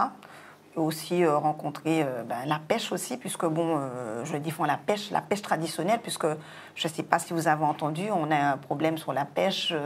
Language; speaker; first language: French; non-native, local second language; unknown